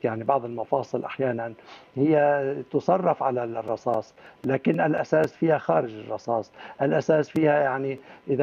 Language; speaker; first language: Arabic; native; Arabic